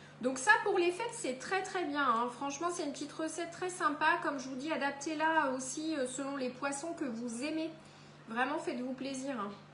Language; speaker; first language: French; native; French